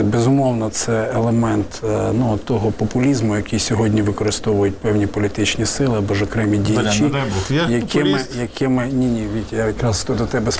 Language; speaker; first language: Ukrainian; native; Ukrainian